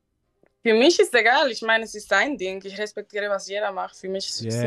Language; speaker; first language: German; non-native, learner; Spanish